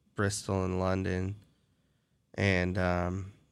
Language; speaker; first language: English; native; English